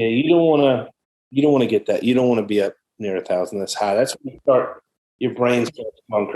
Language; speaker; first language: English; native; English